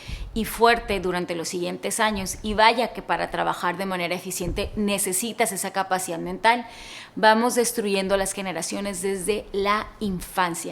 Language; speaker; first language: Spanish; native; Spanish